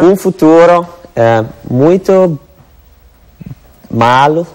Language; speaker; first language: Portuguese; non-native, learner; Italian